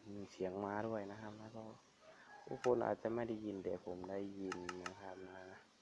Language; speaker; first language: Thai; native; Thai